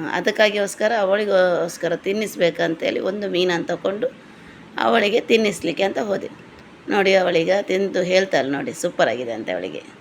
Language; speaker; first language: Kannada; non-native, local second language; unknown